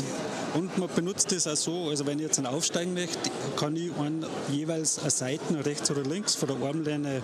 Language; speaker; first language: German; native; German